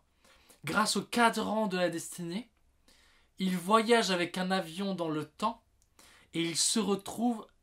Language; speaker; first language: French; native; French